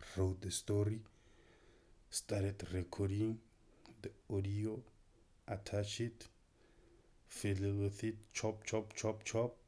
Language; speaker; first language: English; non-native, local second language; Tswana